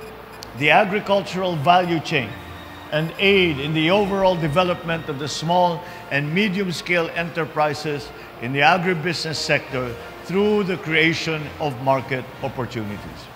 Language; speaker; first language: English; non-native, local second language; Filipino